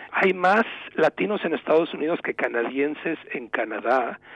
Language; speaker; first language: Spanish; native; Spanish